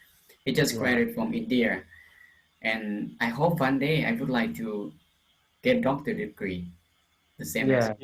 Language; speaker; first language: English; non-native, fluent; Lao